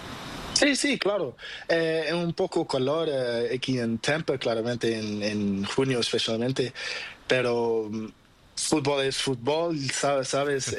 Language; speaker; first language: Spanish; non-native, learner; Portuguese